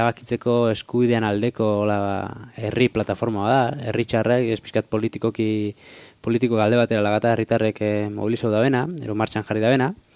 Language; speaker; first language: Basque; native; Basque